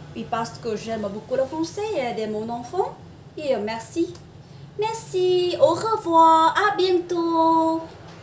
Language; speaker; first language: French; non-native, learner; Vietnamese